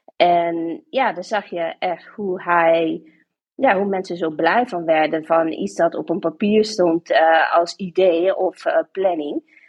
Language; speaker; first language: Dutch; non-native, local second language; English